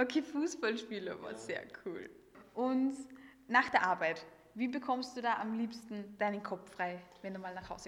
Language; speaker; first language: German; native; German